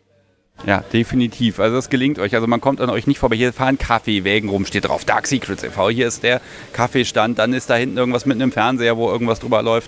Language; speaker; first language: German; native; German